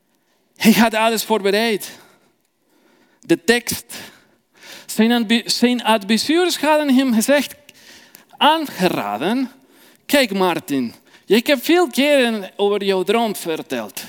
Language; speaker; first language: Dutch; non-native, fluent; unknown